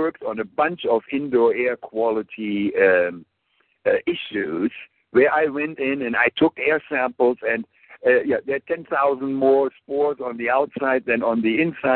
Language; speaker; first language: English; non-native, fluent; German